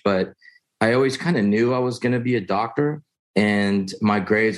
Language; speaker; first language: English; native; English